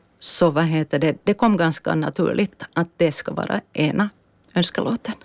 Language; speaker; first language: Swedish; native; Swedish